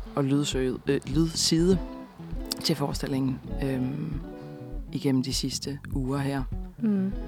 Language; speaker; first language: Danish; native; Danish